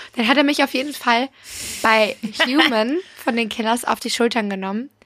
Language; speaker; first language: German; non-native, fluent; English